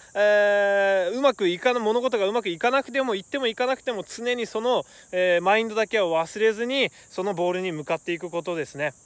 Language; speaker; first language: Japanese; native; Japanese